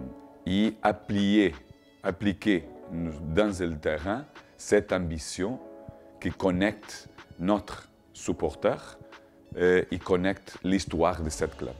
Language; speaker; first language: French; non-native, learner; Portuguese